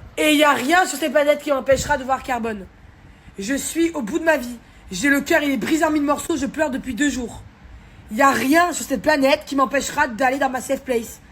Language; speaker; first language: French; native; French